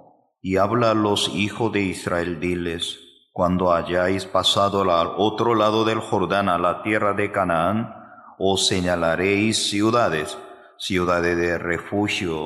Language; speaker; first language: Spanish; non-native, fluent; Korean